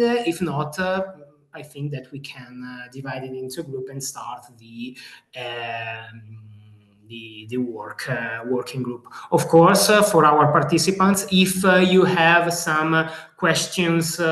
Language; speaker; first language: English; non-native, fluent; Italian